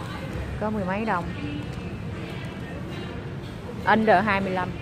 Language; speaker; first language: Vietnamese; native; Vietnamese